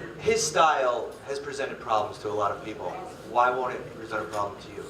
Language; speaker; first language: English; native; English